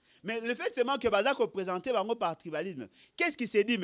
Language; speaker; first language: French; non-native, local second language; Lingala